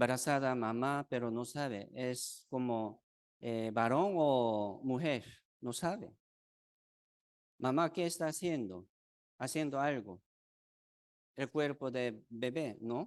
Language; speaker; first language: Spanish; non-native, fluent; Korean